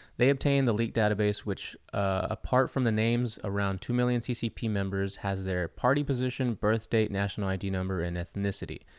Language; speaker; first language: English; native; English